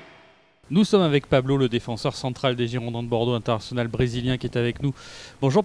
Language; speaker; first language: French; native; French